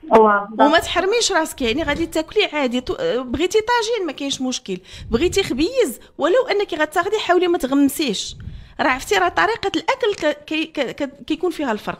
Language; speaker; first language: Arabic; native; Arabic